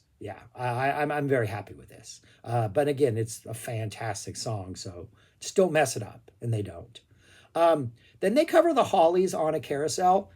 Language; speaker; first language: English; native; English